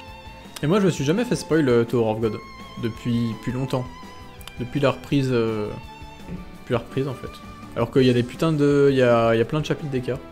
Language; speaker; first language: French; native; French